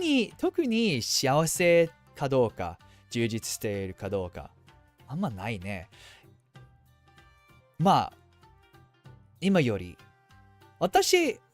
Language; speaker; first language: Japanese; non-native, fluent; English